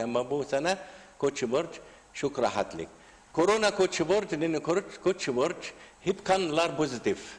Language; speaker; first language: Turkish; non-native, learner; Arabic